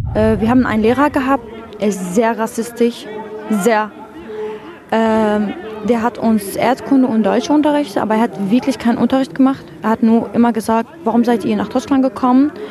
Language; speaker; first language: German; non-native, fluent; Arabic